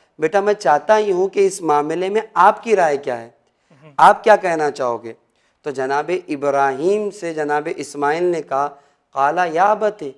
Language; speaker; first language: Urdu; native; Urdu